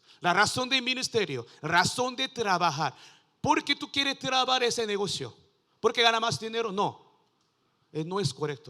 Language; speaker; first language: Spanish; non-native, learner; Korean